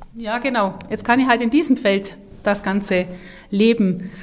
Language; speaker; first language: German; native; German